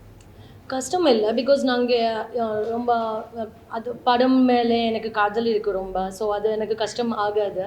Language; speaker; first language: Tamil; non-native, learner; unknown